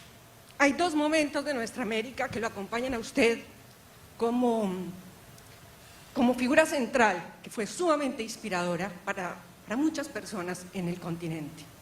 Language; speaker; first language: Spanish; native; Spanish